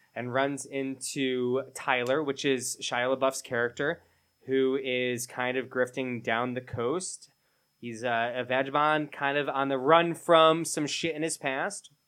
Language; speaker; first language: English; native; English